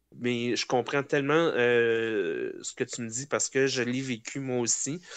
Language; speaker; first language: French; native; French